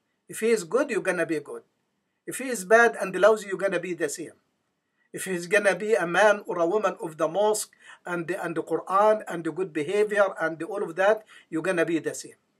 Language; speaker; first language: English; non-native, fluent; Arabic